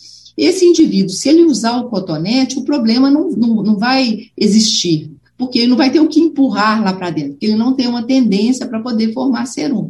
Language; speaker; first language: Portuguese; native; Portuguese